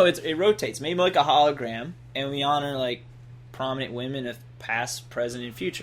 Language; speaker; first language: English; native; English